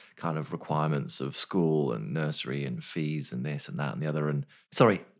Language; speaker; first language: English; native; English